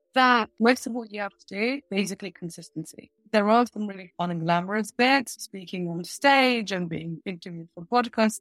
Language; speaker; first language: English; early bilingual, other home language; Russian